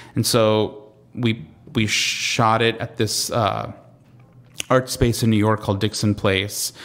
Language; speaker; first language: English; native; English